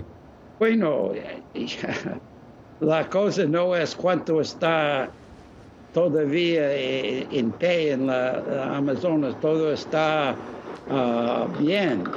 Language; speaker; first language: Spanish; non-native, fluent; English